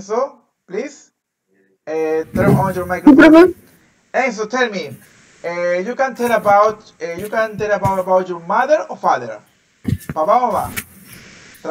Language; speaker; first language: English; non-native, fluent; Spanish